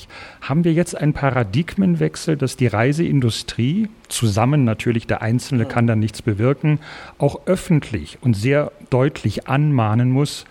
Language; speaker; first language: German; native; German